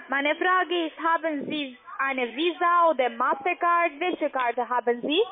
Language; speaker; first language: German; non-native, learner; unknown